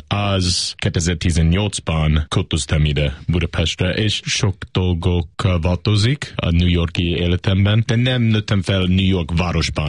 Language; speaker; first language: Hungarian; non-native, learner; English